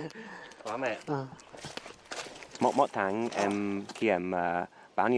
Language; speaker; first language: Vietnamese; non-native, learner; English